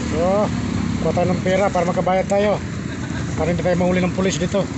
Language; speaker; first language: Filipino; non-native, local second language; Cebuano